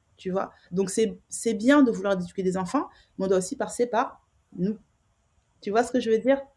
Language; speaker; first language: French; native; French